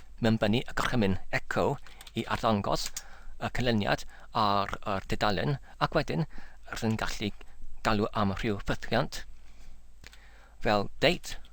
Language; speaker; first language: Welsh; non-native, learner; English